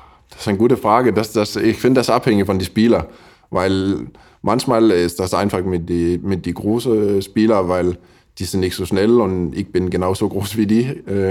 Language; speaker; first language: German; non-native, fluent; Danish